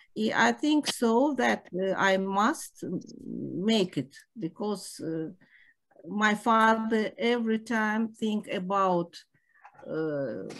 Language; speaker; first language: English; non-native, learner; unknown